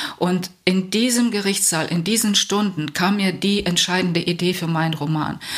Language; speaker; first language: German; early bilingual, heritage; Plautdietsch